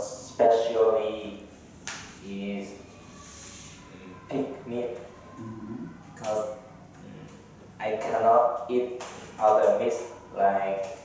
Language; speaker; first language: English; non-native, learner; Vietnamese